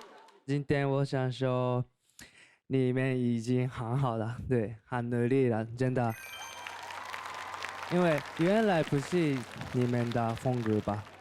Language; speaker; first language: Chinese; non-native, learner; Japanese